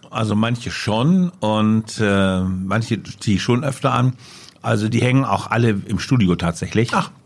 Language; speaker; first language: German; native; German